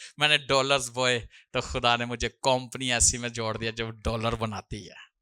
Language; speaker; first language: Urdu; non-native, local second language; Punjabi